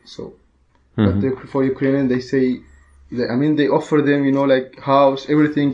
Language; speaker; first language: English; non-native, learner; Arabic